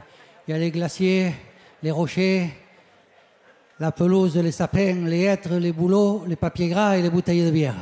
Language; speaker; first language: French; native; French